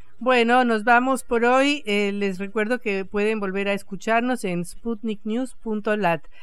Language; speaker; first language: Spanish; native; Spanish